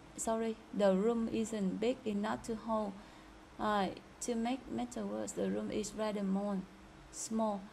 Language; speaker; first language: English; non-native, fluent; Vietnamese